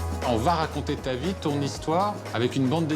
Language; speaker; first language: French; native; French